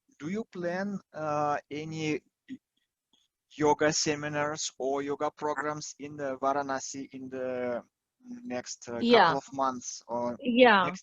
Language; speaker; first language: English; non-native, fluent; Russian